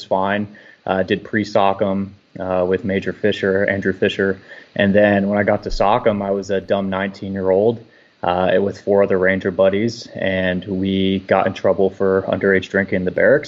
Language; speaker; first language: English; native; English